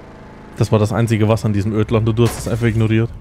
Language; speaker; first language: German; native; German